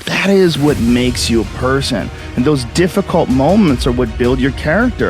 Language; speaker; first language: English; native; English